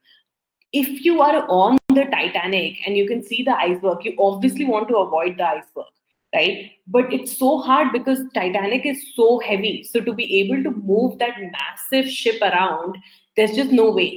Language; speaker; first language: English; non-native, local second language; Hindi